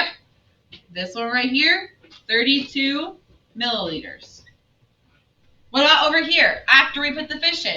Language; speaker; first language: English; native; English